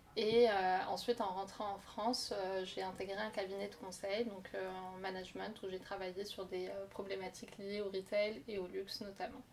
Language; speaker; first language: French; non-native, local second language; Arabic